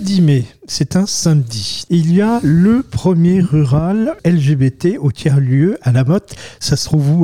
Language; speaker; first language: French; native; French